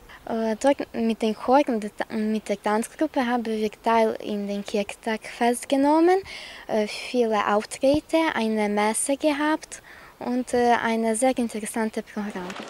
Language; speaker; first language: German; non-native, learner; Ukrainian